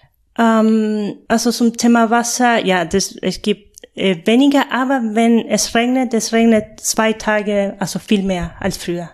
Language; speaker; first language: German; non-native, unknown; Spanish